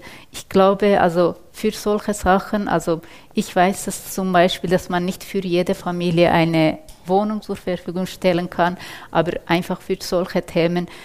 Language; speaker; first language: German; non-native, fluent; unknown